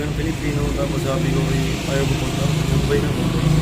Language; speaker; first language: Filipino; non-native, learner; Punjabi